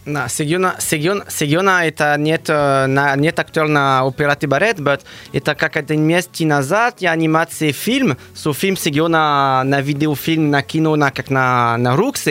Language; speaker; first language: Russian; non-native, learner; French